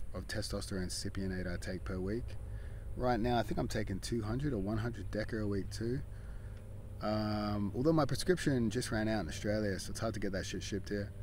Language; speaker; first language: English; native; English